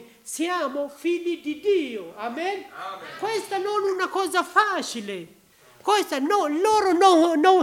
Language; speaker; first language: Italian; non-native, learner; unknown